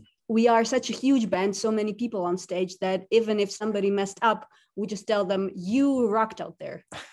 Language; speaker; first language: English; non-native, fluent; Russian